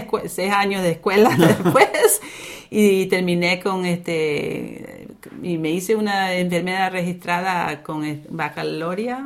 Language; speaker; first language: Spanish; early bilingual, other home language; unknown